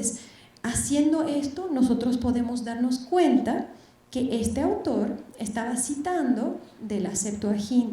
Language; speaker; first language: Spanish; non-native, fluent; Bulgarian